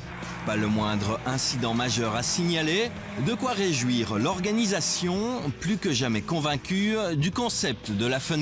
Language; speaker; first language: French; native; French